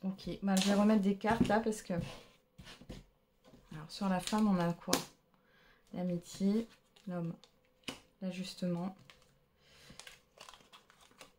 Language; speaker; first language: French; native; French